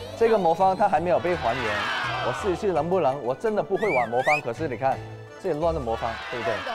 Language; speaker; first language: Chinese; non-native, local second language; Cantonese